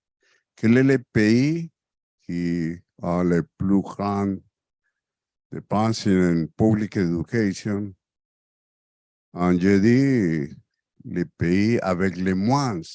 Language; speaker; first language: French; non-native, fluent; Spanish